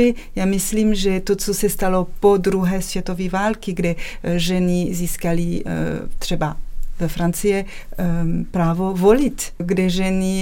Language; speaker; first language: Czech; non-native, fluent; French